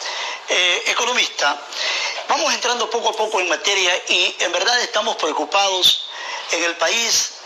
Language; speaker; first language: Spanish; native; Spanish